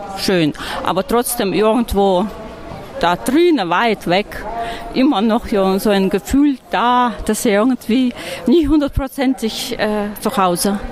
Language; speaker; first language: German; non-native, fluent; Russian